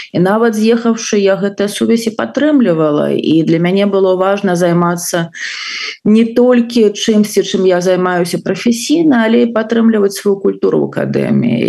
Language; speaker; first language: Belarusian; non-native, local second language; Russian